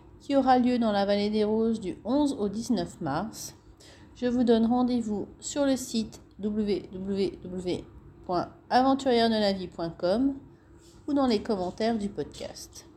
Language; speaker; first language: French; native; French